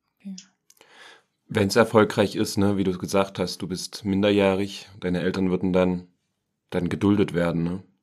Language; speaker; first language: German; native; German